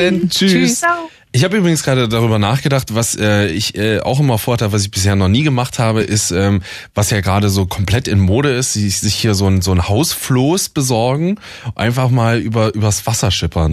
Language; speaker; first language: German; native; German